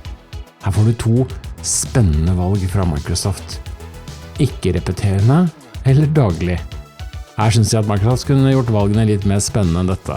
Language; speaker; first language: Norwegian; native; Norwegian